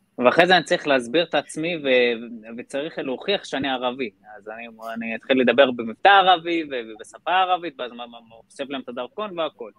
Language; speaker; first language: Hebrew; non-native, local second language; Arabic